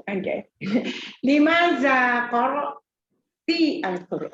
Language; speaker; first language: Arabic; non-native, learner; Malay